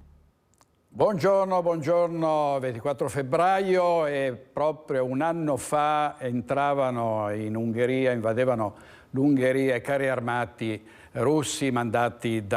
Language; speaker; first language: Italian; native; Italian